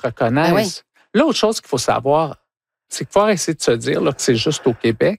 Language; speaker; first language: French; native; French